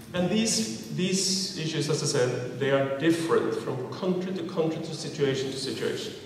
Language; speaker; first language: English; non-native, fluent; Norwegian